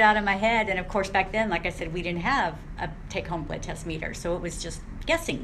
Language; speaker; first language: English; native; English